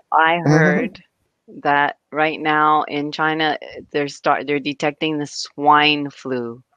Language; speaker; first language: English; native; English